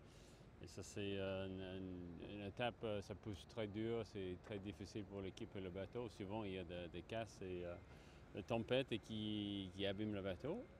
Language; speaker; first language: French; non-native, learner; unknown